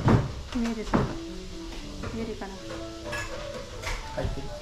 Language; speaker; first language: Japanese; non-native, learner; Vietnamese